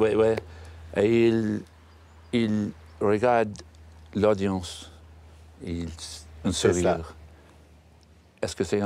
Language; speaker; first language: French; non-native, learner; English